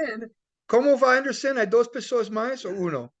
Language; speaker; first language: Portuguese; non-native, learner; English